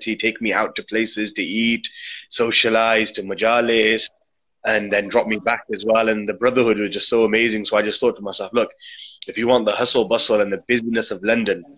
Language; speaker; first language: English; native; English